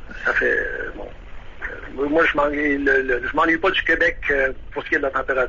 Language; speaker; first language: French; native; French